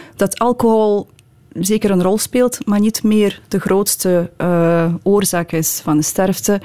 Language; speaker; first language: Dutch; non-native, fluent; Ukrainian